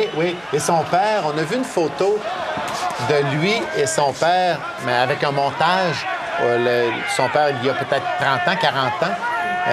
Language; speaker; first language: French; native; French